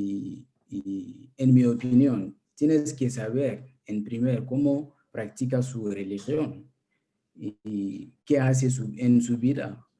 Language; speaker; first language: Spanish; non-native, learner; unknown